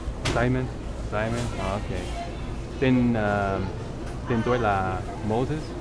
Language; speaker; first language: Vietnamese; non-native, learner; English